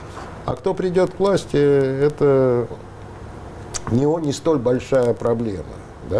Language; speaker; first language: Russian; native; Russian